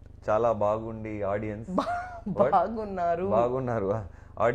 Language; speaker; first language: Telugu; non-native, learner; Tamil